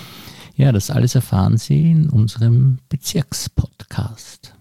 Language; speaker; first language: German; native; German